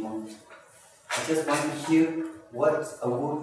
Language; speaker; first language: English; non-native, local second language; Tibetan